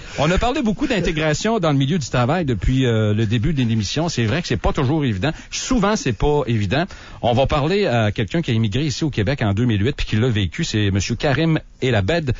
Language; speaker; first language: French; native; French